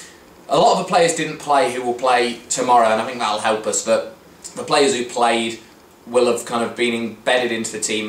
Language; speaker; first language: English; native; English